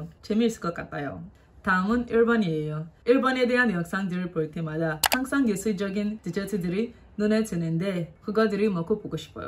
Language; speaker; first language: Korean; non-native, learner; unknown